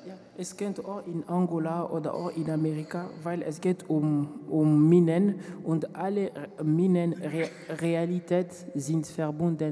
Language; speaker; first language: German; non-native, learner; French